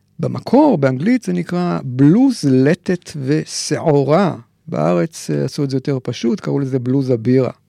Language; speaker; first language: Hebrew; native; Hebrew